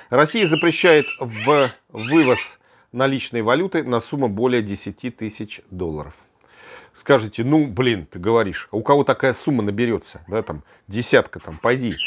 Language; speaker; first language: Russian; native; Russian